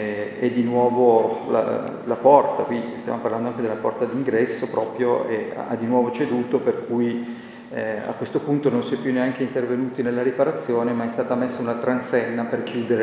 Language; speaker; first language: Italian; native; Italian